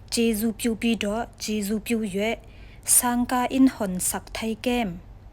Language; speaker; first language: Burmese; non-native, local second language; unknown